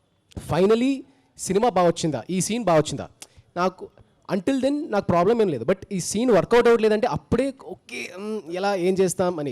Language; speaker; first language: Telugu; early bilingual, heritage; Telugu